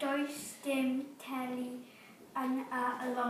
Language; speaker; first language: Welsh; non-native, learner; English